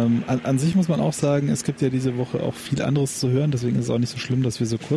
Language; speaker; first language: German; native; German